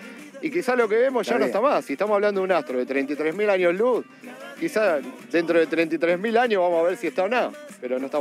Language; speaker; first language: Spanish; native; Spanish